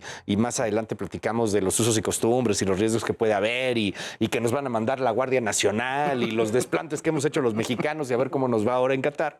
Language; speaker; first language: Spanish; native; Spanish